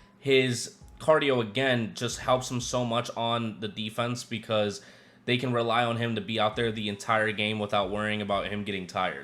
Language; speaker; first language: English; native; English